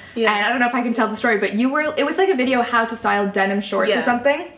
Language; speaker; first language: English; native; English